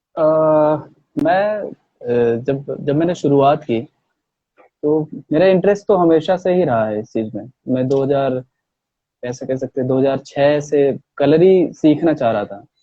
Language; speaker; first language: Hindi; native; Hindi